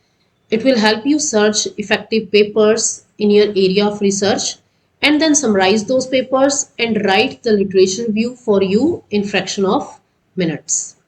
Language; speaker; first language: English; non-native, local second language; Hindi